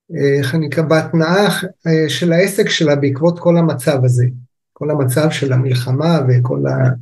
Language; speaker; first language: Hebrew; native; Hebrew